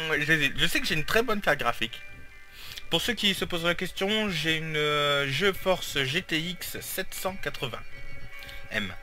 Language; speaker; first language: French; native; French